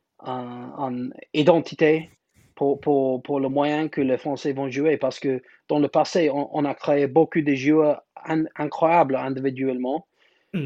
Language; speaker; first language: French; non-native, learner; English